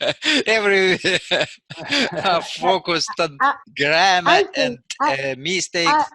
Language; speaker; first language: English; non-native, learner; Russian